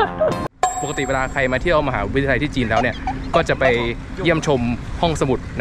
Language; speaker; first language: Thai; native; Thai